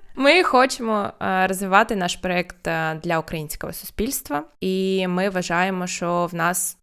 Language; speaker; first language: Ukrainian; non-native, fluent; Russian